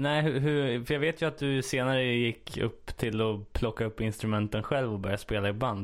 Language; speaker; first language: Swedish; native; Swedish